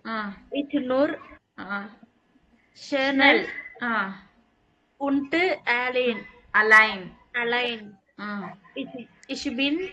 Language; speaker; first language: German; non-native, learner; Tamil